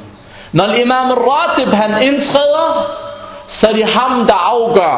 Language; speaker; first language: Danish; non-native, fluent; Arabic